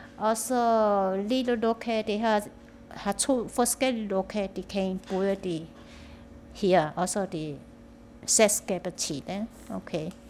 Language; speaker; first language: Danish; non-native, learner; Chinese